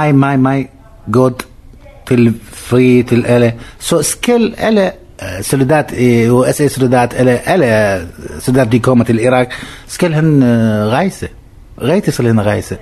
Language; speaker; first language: Danish; non-native, learner; Arabic